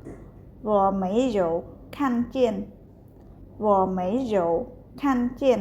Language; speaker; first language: Chinese; non-native, fluent; Khmer